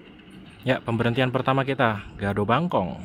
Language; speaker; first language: Indonesian; native; Indonesian